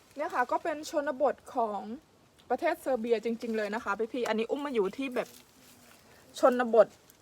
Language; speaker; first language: Thai; native; Thai